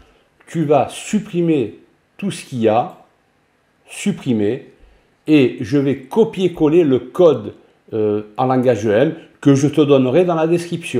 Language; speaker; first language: French; native; French